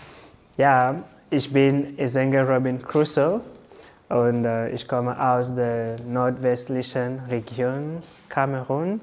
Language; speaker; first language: German; non-native, learner; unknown